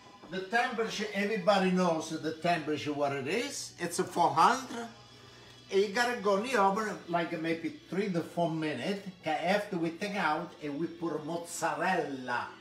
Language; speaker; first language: English; non-native, learner; Italian